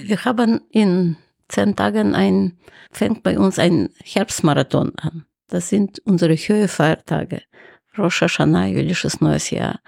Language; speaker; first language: German; non-native, fluent; Russian